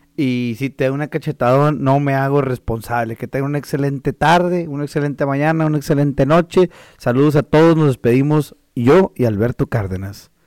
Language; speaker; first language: Spanish; native; Spanish